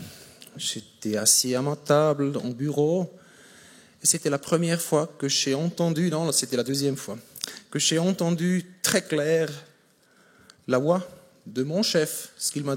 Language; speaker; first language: French; non-native, fluent; German